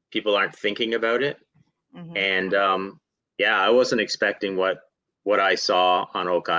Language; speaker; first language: English; native; English